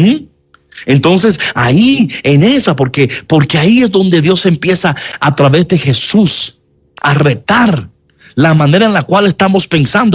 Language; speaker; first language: Spanish; native; Spanish